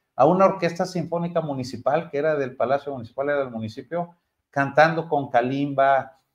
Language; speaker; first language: Spanish; native; Spanish